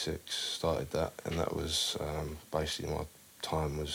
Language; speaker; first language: English; native; English